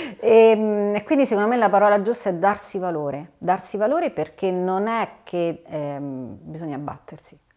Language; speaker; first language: Italian; native; Italian